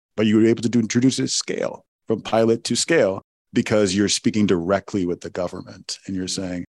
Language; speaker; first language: English; non-native, local second language; Igbo